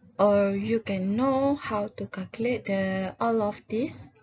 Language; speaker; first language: English; non-native, local second language; Malay